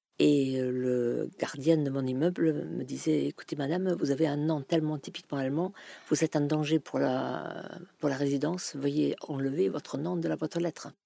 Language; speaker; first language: French; non-native, fluent; German